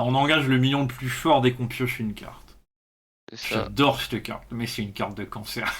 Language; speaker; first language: French; native; French